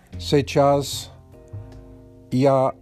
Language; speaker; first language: Russian; non-native, learner; English